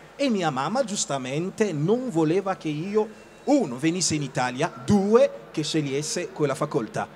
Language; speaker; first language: Italian; non-native, fluent; Lingala